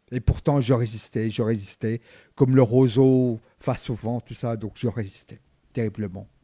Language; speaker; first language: French; early bilingual, other home language; Vietnamese